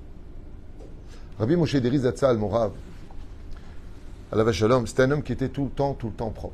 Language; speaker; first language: French; native; French